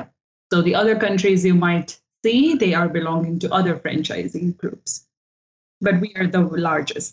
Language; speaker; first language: English; non-native, local second language; Hindi